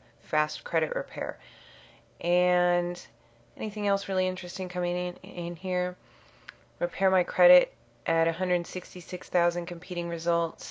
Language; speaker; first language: English; native; English